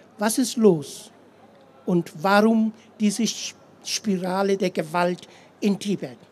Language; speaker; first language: German; non-native, fluent; Tibetan